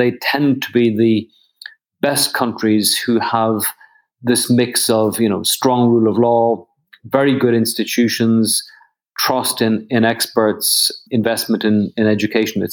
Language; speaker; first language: English; native; English